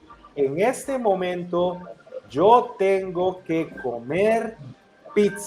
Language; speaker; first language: Spanish; non-native, fluent; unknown